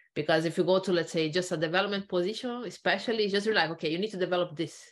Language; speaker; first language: English; non-native, fluent; Portuguese